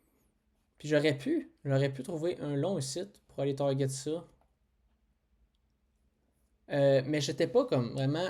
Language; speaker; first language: French; native; French